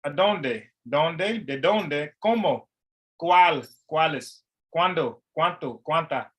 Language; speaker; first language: Spanish; non-native, learner; English